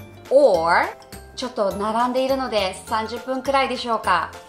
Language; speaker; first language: Japanese; native; Japanese